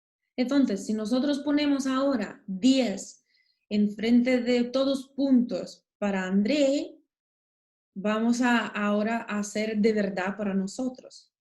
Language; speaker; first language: Spanish; non-native, learner; Russian